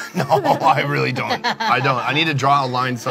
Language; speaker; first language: English; native; English